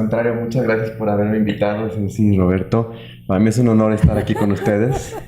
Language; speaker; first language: Spanish; native; Spanish